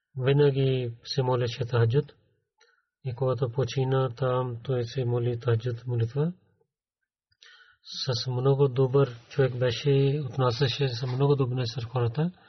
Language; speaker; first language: Bulgarian; non-native, learner; Urdu